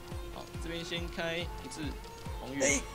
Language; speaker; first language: Chinese; native; Chinese